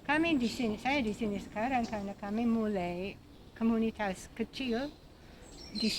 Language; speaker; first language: Indonesian; non-native, fluent; English